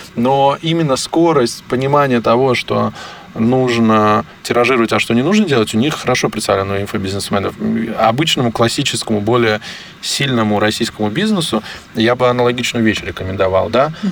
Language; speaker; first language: Russian; native; Russian